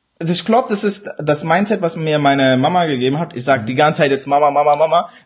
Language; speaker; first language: German; early bilingual, other home language; Urdu